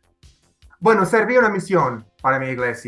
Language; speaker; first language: Spanish; non-native, fluent; English